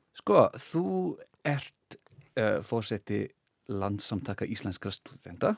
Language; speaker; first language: Icelandic; non-native, fluent; English